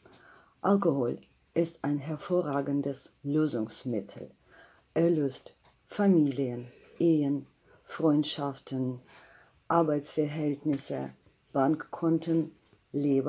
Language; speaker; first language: German; non-native, fluent; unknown